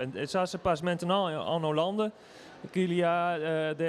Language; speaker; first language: French; non-native, learner; Dutch